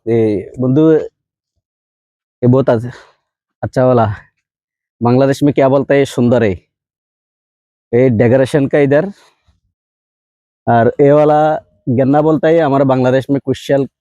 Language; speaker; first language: Hindi; non-native, learner; Bangla